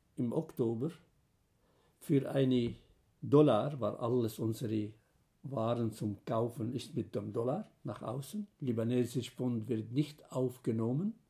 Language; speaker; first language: German; non-native, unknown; Arabic